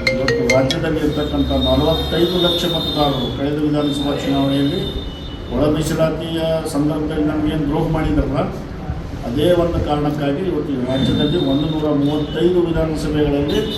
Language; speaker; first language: Kannada; non-native, local second language; Lambadi